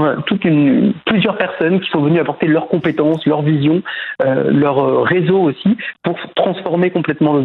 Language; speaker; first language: French; native; French